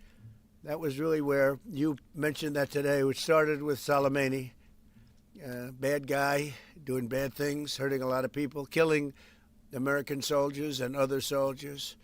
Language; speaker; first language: English; native; English